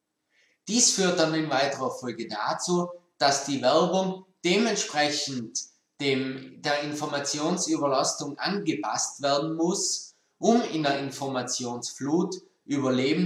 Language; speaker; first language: German; native; German